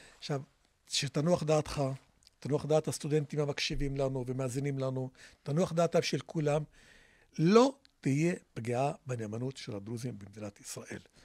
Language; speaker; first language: Hebrew; non-native, local second language; Arabic